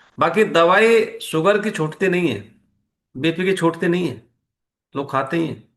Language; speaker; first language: Hindi; native; Hindi